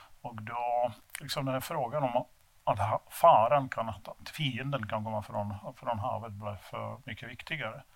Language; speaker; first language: Swedish; non-native, fluent; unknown